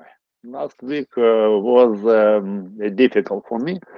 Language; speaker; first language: English; non-native, learner; Russian